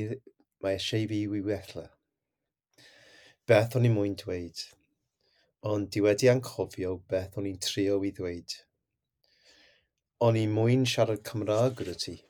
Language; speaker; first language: Welsh; non-native, learner; English